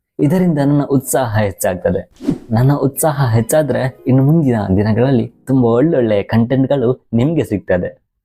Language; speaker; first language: Kannada; native; Kannada